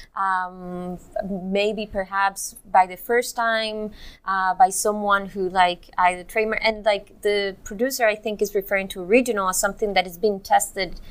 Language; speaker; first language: English; non-native, fluent; Spanish